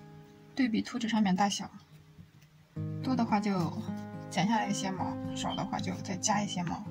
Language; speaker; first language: Chinese; native; Chinese